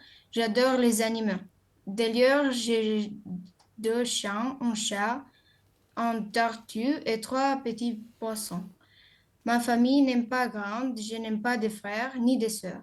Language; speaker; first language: French; non-native, learner; Romanian